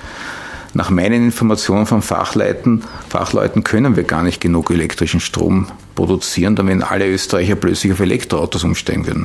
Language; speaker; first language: German; native; German